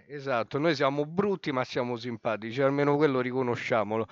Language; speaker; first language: Italian; native; Italian